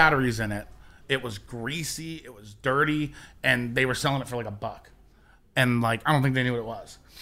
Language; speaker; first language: English; native; English